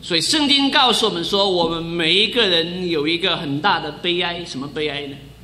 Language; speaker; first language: Chinese; native; Chinese